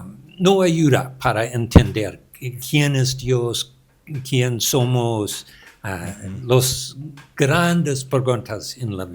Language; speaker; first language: Spanish; non-native, learner; English